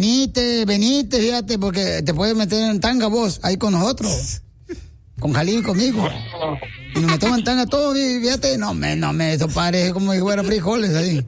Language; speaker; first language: Spanish; native; Spanish